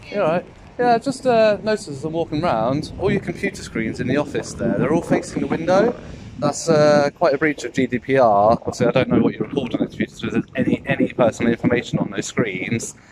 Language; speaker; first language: English; native; English